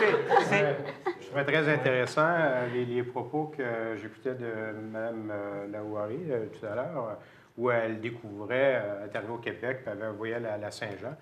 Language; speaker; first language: French; native; French